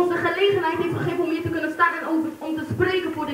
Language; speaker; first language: Dutch; non-native, fluent; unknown